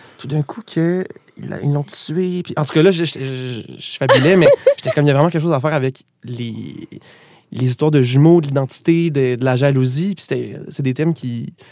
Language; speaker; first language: French; native; French